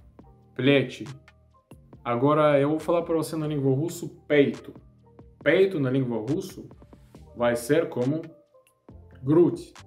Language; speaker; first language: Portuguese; non-native, learner; Russian